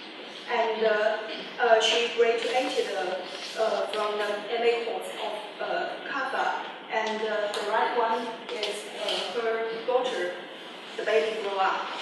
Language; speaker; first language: English; non-native, learner; Chinese